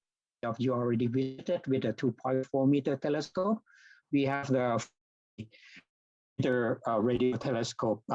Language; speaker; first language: English; non-native, fluent; Thai